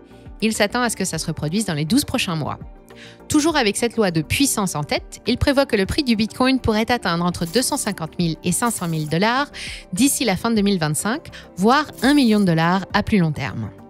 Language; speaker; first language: French; native; French